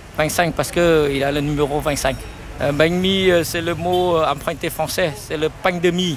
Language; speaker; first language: French; non-native, fluent; Vietnamese